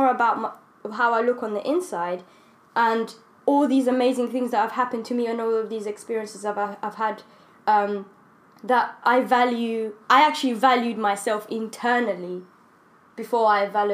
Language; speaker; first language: English; non-native, local second language; Kinyarwanda